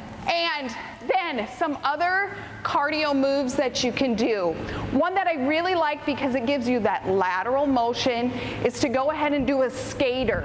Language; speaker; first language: English; native; English